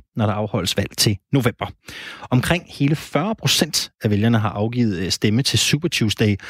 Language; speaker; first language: Danish; native; Danish